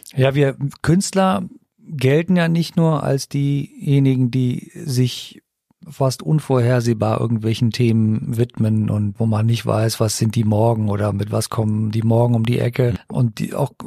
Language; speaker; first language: German; native; German